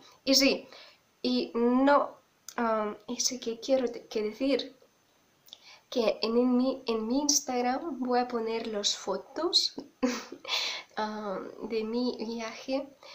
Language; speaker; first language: Spanish; non-native, fluent; Russian